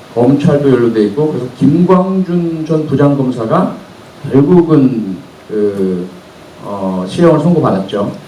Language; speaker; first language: Korean; native; Korean